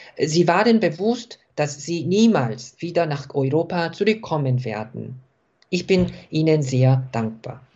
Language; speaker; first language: German; non-native, fluent; Korean